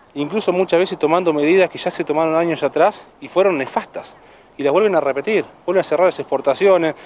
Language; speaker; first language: Spanish; native; Spanish